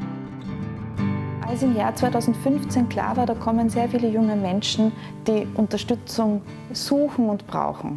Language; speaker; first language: German; native; German